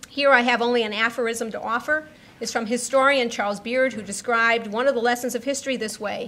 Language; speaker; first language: English; native; English